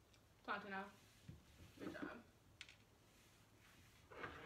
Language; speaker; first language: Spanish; non-native, learner; English